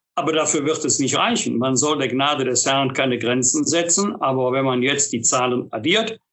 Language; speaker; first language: German; native; German